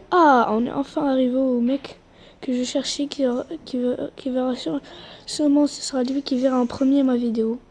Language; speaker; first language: French; non-native, local second language; Arabic